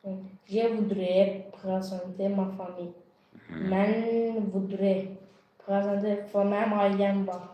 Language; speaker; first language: French; non-native, learner; Azerbaijani